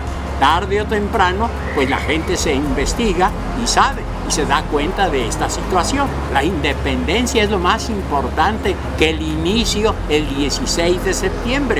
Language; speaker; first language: Spanish; native; Spanish